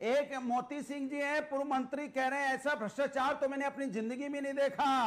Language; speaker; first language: Hindi; native; Hindi